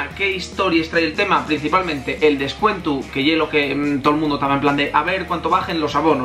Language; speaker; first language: Spanish; native; Spanish